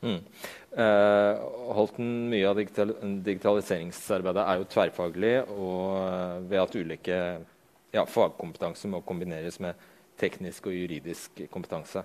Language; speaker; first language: Norwegian; native; Norwegian